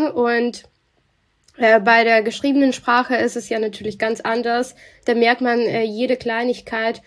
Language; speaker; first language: German; non-native, fluent; Russian